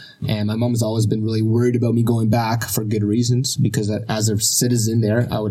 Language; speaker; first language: English; non-native, fluent; Russian